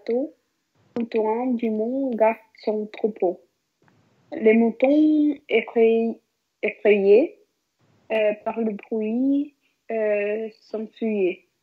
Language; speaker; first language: French; non-native, learner; Russian